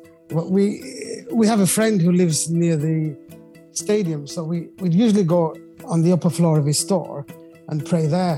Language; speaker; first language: English; native; English